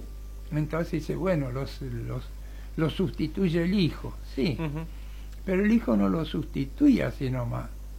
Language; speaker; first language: Spanish; native; Spanish